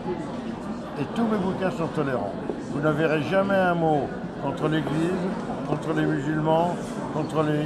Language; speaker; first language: French; early bilingual, other home language; Yiddish